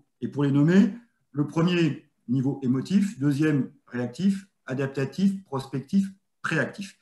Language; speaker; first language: French; native; French